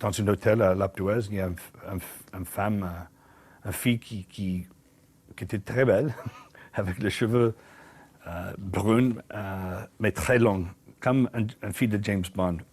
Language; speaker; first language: French; non-native, learner; English